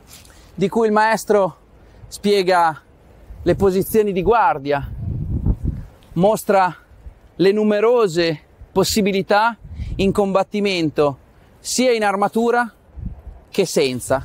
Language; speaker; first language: Italian; native; Italian